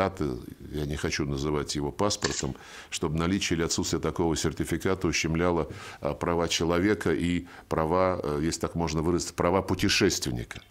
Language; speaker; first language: Russian; native; Russian